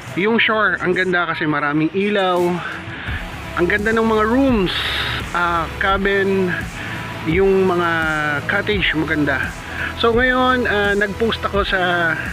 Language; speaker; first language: Filipino; non-native, local second language; Bikol